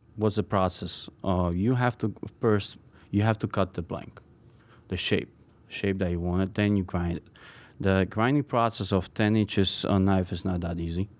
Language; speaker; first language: English; non-native, fluent; Polish